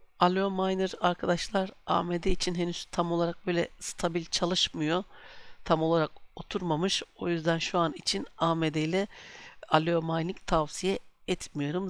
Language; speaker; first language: Turkish; native; Turkish